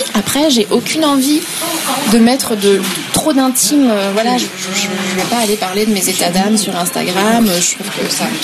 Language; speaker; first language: French; native; French